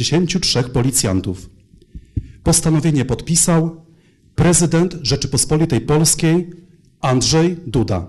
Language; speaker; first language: Polish; native; Polish